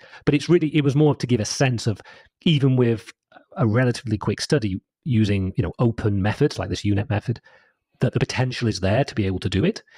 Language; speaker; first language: English; native; English